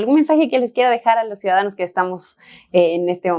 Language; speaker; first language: Spanish; native; Spanish